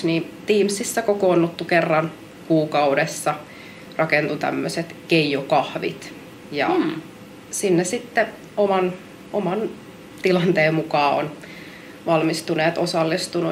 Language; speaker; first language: Finnish; native; Finnish